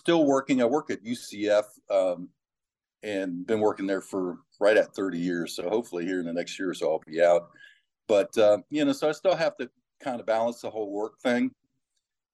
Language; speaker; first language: English; native; English